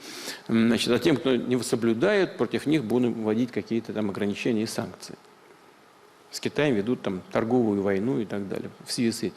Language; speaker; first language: Russian; native; Russian